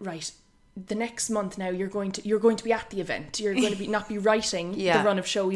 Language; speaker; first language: English; native; English